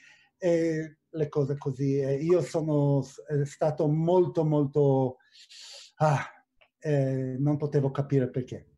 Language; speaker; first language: Italian; non-native, fluent; Hebrew